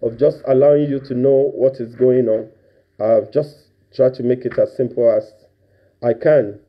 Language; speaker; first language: English; non-native, local second language; Yoruba